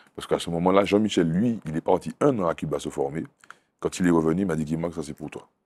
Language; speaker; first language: French; native; French